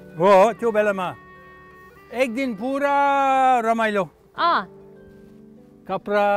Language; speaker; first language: Nepali; non-native, learner; English